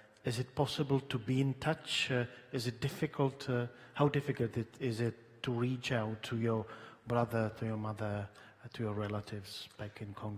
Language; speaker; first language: English; non-native, fluent; Czech